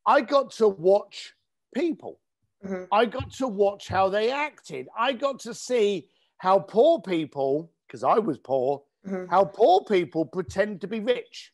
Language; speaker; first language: English; native; English